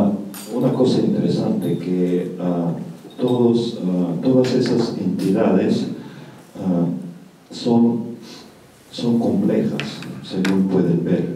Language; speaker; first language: Spanish; non-native, fluent; Russian